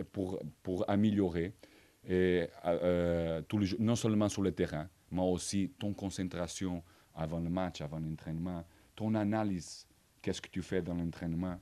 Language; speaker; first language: French; non-native, fluent; Portuguese